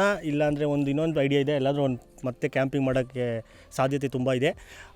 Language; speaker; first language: Kannada; native; Kannada